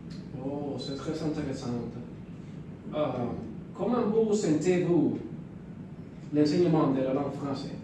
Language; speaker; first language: French; non-native, learner; Spanish